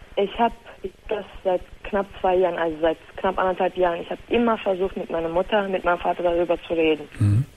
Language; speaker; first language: German; early bilingual, other home language; Turkish